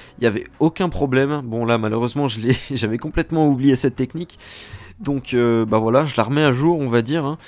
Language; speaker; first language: French; native; French